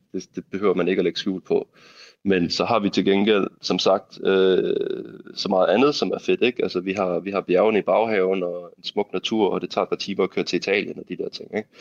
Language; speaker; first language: Danish; native; Danish